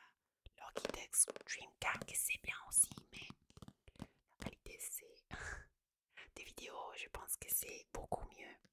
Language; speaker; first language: French; non-native, fluent; Italian